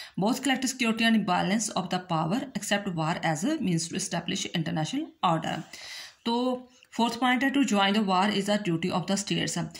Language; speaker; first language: Hindi; non-native, local second language; Punjabi